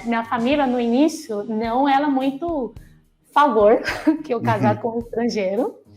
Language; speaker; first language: Portuguese; non-native, fluent; Chinese